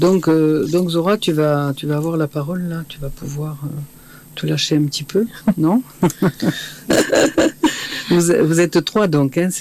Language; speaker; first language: French; native; French